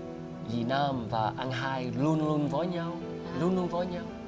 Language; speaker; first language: Vietnamese; early bilingual, heritage; English